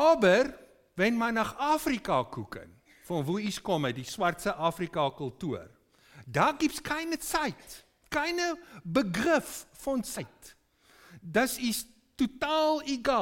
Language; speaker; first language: German; non-native, fluent; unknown